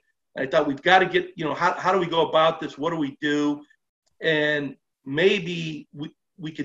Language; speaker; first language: English; native; English